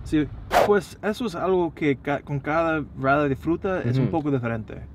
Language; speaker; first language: Spanish; non-native, learner; English